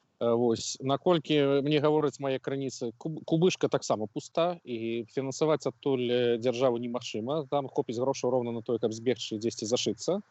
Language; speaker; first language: Belarusian; non-native, local second language; Russian